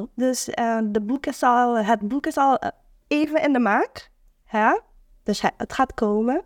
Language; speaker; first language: Dutch; non-native, local second language; Papiamento